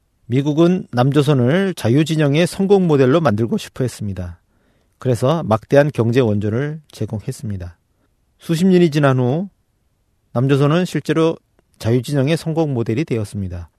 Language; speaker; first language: Korean; native; Korean